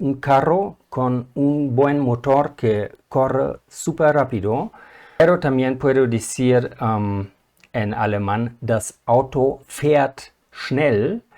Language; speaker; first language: Spanish; non-native, fluent; German